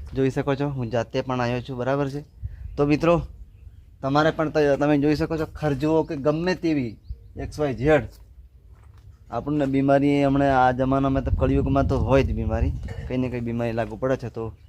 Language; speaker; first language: Gujarati; native; Gujarati